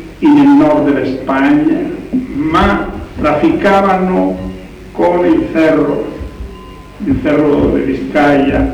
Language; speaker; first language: Italian; non-native, learner; Spanish